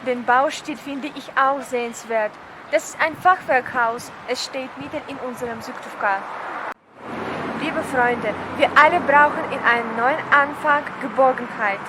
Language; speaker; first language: German; non-native, fluent; Russian